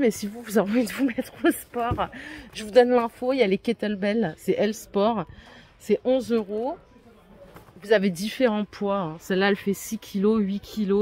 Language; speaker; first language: French; native; French